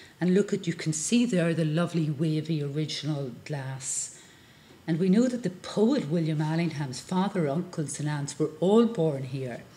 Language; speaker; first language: English; native; English